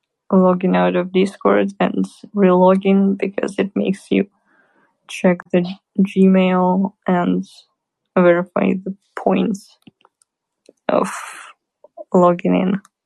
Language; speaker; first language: English; non-native, fluent; Russian